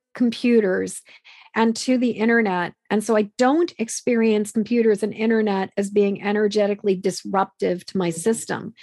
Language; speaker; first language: English; native; English